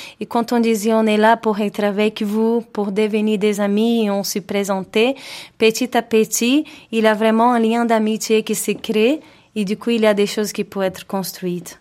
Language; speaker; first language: French; non-native, fluent; Portuguese